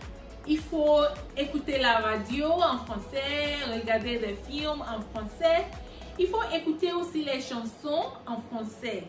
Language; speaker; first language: French; non-native, fluent; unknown